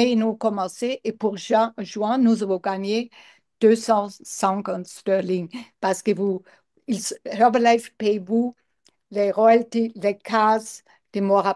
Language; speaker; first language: French; non-native, learner; English